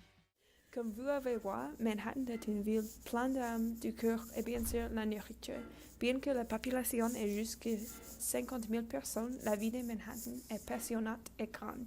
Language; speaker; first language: French; non-native, learner; English